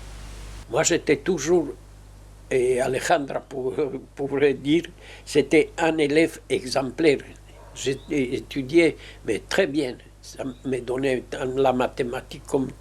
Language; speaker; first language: French; non-native, fluent; Spanish